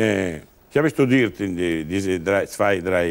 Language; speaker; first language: German; non-native, learner; Italian